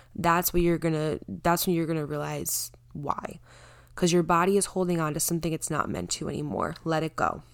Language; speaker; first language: English; native; English